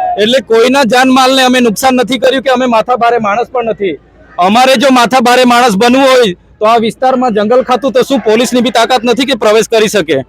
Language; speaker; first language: Gujarati; non-native, local second language; Vasavi